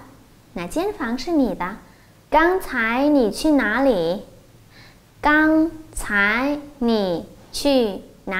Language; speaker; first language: Chinese; non-native, fluent; Vietnamese